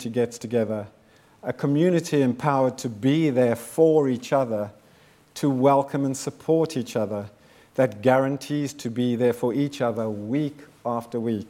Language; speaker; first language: English; native; English